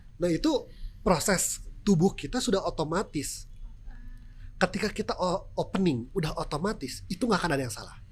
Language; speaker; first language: Indonesian; non-native, local second language; Sundanese